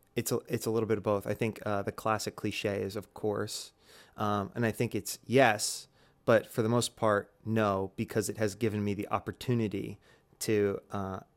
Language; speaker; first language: English; native; English